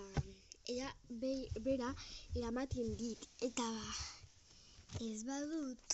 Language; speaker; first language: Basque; non-native, learner; Spanish